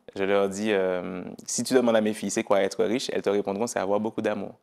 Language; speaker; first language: French; native; French